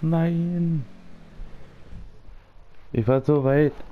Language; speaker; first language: German; native; German